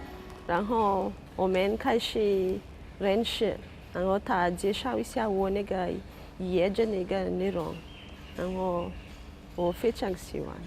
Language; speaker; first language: Chinese; non-native, learner; Malagasy